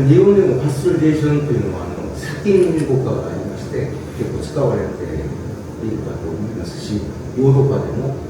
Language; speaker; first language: Japanese; non-native, fluent; Korean